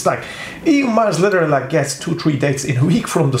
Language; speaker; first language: English; non-native, fluent; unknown